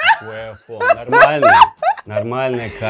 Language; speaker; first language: Russian; native; Russian